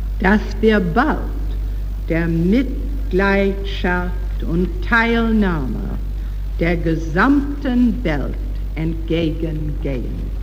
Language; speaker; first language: German; non-native, learner; English